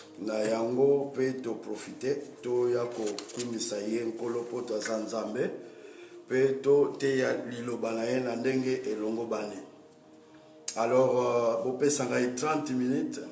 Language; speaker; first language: Lingala; non-native, local second language; Kongo